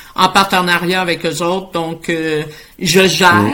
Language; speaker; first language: French; native; French